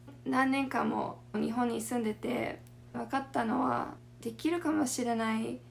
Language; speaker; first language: Japanese; non-native, fluent; English